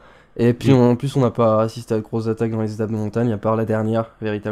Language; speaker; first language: French; native; French